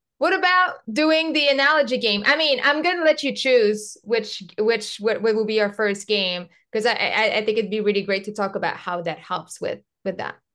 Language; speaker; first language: English; non-native, local second language; French